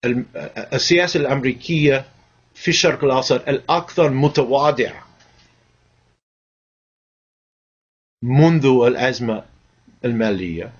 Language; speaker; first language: Arabic; non-native, fluent; English